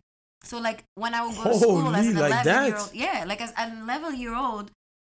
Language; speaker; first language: English; non-native, fluent; Arabic